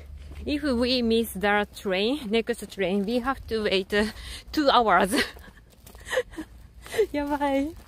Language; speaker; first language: English; non-native, learner; Japanese